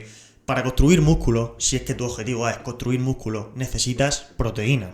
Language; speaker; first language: Spanish; native; Spanish